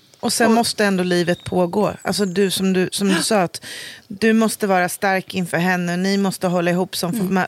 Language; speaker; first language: Swedish; native; Swedish